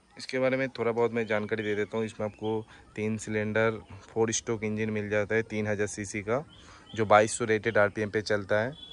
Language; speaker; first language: Hindi; non-native, local second language; Bangla